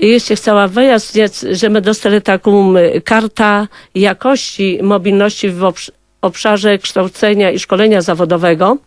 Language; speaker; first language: Polish; non-native, local second language; Kashubian